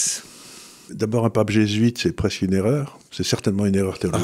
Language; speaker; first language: French; native; French